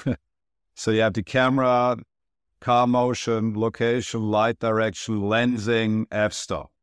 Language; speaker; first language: English; non-native, fluent; Turkish